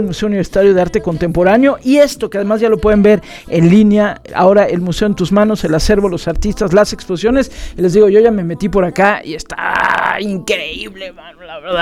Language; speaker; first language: Spanish; native; Spanish